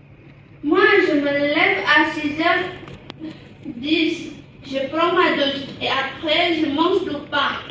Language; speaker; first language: French; non-native, learner; Indonesian